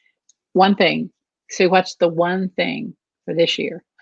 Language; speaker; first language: English; native; English